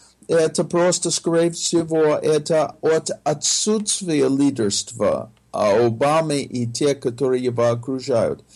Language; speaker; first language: Russian; non-native, fluent; English